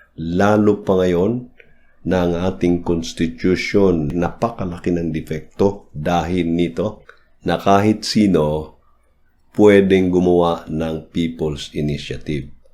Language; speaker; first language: Filipino; native; Filipino